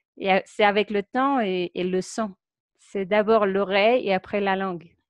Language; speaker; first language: French; non-native, fluent; Spanish